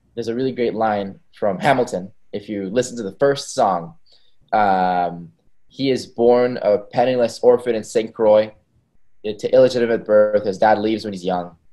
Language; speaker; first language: English; early bilingual, other home language; Hebrew